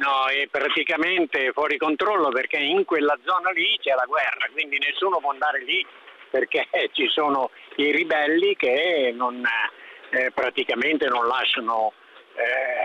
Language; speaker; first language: Italian; non-native, fluent; Swahili